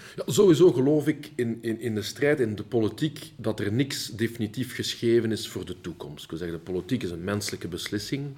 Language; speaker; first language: Dutch; early bilingual, heritage; Dutch